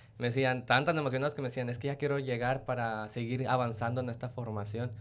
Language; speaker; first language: Spanish; native; Spanish